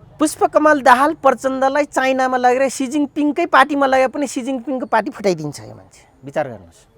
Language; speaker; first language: Nepali; non-native, local second language; Dangaura Tharu